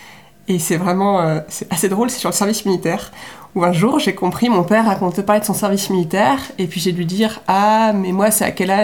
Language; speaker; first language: French; native; French